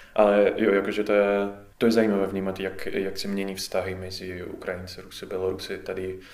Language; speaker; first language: Czech; non-native, fluent; Russian